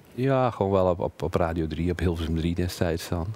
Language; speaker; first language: Dutch; native; Dutch